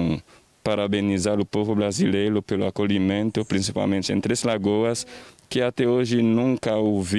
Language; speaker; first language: Portuguese; non-native, fluent; Haitian Creole